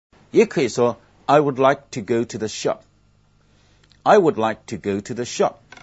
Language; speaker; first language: English; non-native, fluent; Chinese